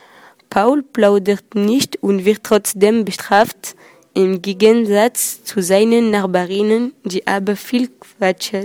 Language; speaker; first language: German; non-native, learner; French